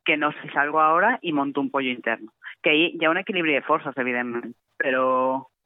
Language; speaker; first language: Spanish; non-native, local second language; Catalan